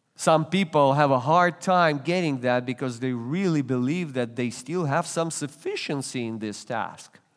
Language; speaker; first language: English; non-native, fluent; Russian